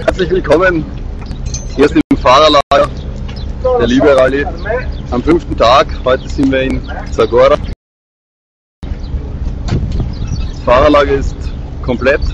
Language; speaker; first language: German; native; German